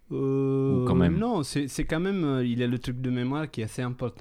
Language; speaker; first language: French; non-native, fluent; Italian